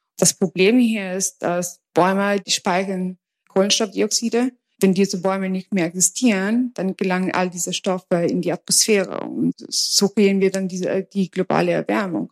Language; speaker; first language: German; early bilingual, other home language; Albanian